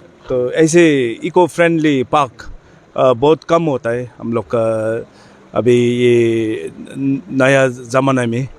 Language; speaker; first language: Hindi; non-native, fluent; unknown